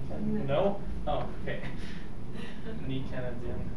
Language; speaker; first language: French; non-native, learner; English